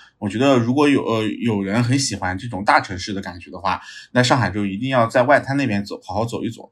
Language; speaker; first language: Chinese; native; Chinese